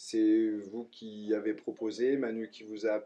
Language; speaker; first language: French; native; French